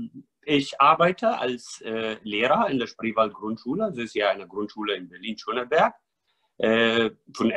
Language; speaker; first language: German; non-native, fluent; Arabic